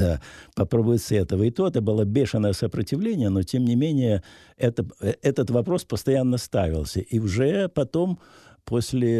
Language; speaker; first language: Russian; native; Russian